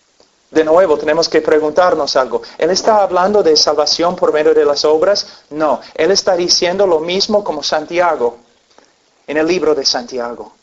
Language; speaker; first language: Spanish; non-native, fluent; English